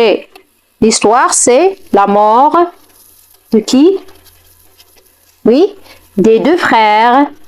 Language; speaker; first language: French; non-native, fluent; Arabic